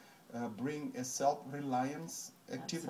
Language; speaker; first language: English; non-native, fluent; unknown